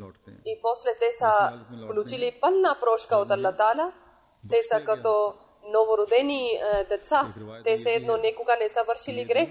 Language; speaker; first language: Bulgarian; non-native, local second language; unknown